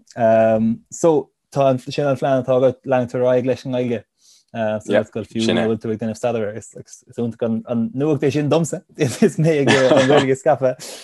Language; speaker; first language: Irish; native; Irish